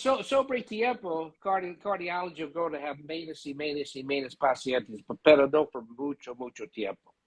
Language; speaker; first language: Spanish; non-native, learner; English